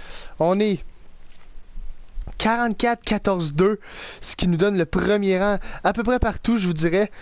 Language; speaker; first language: French; native; French